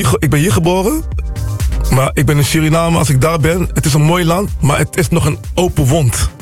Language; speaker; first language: Dutch; native; Dutch